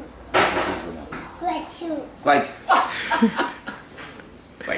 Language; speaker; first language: Chinese; non-native, local second language; Min Nan Chinese